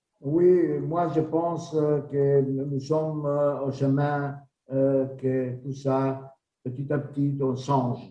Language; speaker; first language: French; non-native, learner; Greek